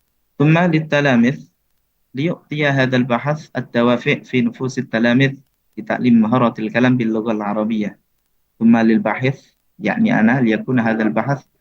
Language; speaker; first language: Arabic; non-native, fluent; Indonesian